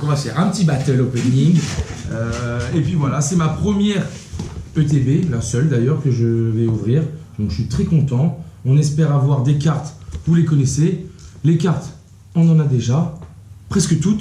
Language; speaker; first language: French; native; French